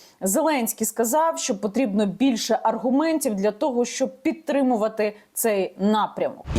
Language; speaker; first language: Ukrainian; native; Ukrainian